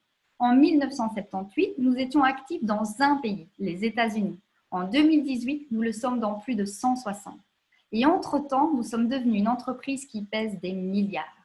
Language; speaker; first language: French; native; French